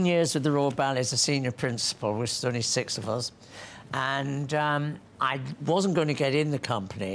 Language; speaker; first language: English; native; English